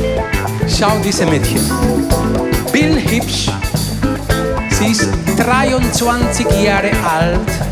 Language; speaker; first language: German; non-native, learner; Spanish